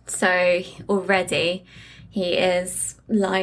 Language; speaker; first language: English; native; English